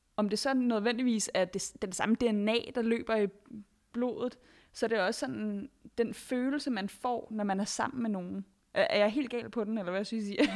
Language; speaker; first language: Danish; native; Danish